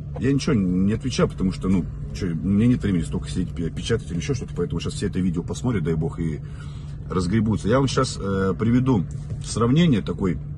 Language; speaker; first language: Russian; native; Russian